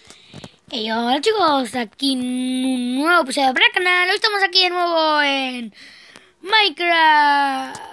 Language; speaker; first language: Spanish; native; Spanish